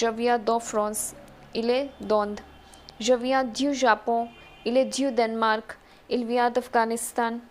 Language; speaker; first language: French; non-native, fluent; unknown